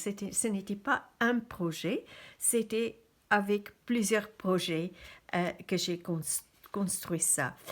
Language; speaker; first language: French; non-native, fluent; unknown